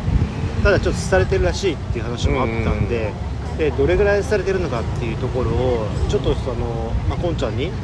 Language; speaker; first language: Japanese; native; Japanese